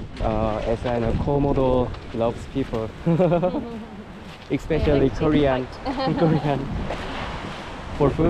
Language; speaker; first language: English; non-native, learner; Korean